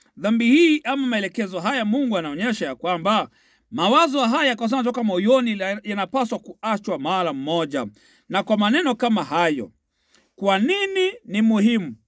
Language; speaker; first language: Swahili; native; Swahili